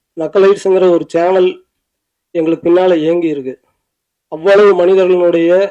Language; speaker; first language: Tamil; native; Tamil